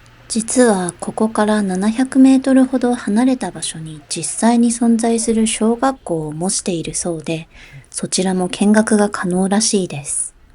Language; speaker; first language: Japanese; native; Japanese